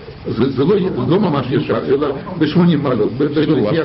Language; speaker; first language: Hebrew; non-native, fluent; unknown